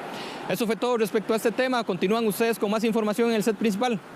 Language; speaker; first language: Spanish; native; Spanish